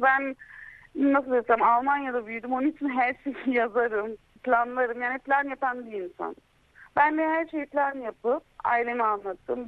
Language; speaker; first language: Turkish; early bilingual, heritage; Turkish